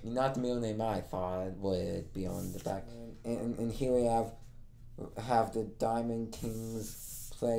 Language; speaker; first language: English; native; English